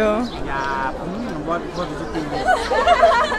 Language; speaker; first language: English; non-native, learner; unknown